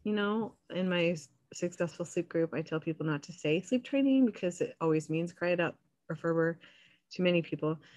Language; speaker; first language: English; native; English